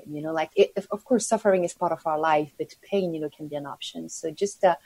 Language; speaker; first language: English; non-native, fluent; French